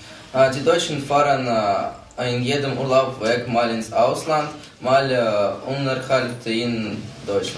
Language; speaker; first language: German; non-native, learner; Russian